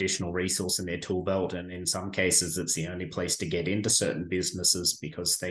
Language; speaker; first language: English; native; English